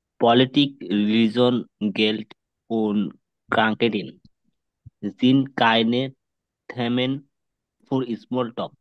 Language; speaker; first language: German; non-native, learner; Bangla